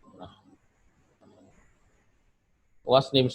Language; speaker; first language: German; non-native, fluent; Indonesian